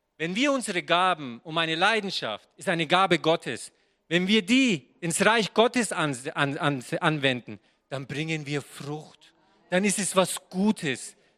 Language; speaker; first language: German; non-native, fluent; Serbian